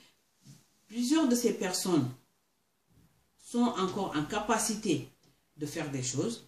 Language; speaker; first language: French; non-native, local second language; Mandingo